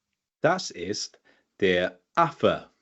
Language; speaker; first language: German; non-native, learner; Welsh